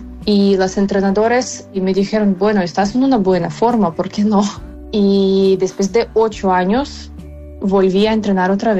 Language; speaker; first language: Spanish; non-native, fluent; Ukrainian